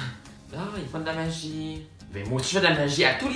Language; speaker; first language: French; native; French